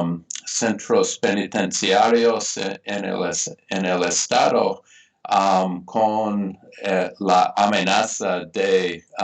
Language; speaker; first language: Spanish; non-native, fluent; English